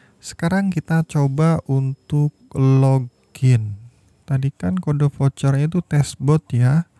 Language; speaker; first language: Indonesian; native; Indonesian